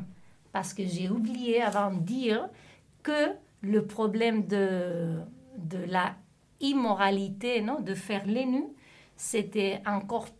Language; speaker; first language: French; non-native, fluent; Spanish